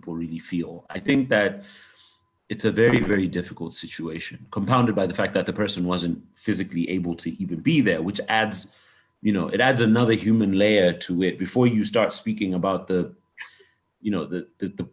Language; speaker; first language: English; non-native, local second language; Nyanja